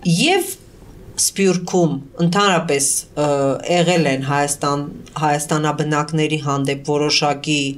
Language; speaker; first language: Armenian; early bilingual, heritage; Armenian